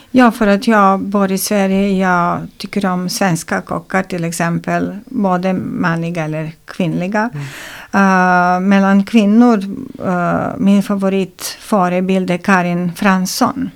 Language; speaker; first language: Swedish; non-native, fluent; Serbian